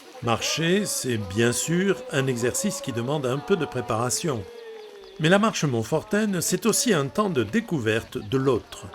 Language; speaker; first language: French; native; French